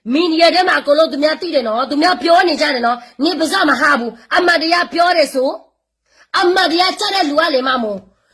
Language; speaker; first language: Burmese; non-native, local second language; Karen languages